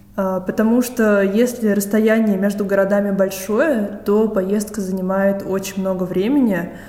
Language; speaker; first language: Russian; native; Russian